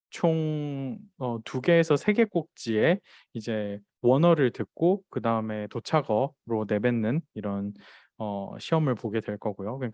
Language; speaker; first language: Korean; non-native, fluent; Chinese